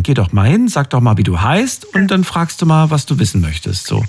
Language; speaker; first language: German; native; German